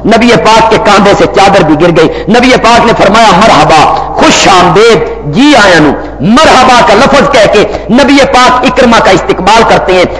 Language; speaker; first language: Urdu; non-native, local second language; Punjabi